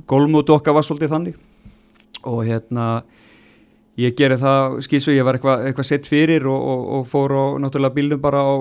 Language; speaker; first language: Icelandic; native; Icelandic